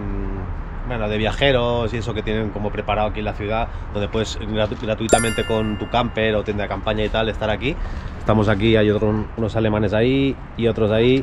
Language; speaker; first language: Spanish; native; Spanish